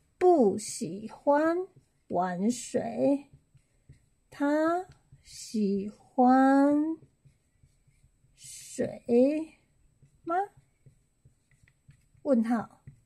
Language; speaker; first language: Chinese; non-native, learner; English